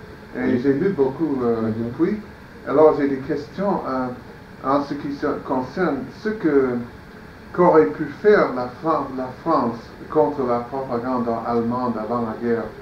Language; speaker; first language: French; non-native, fluent; English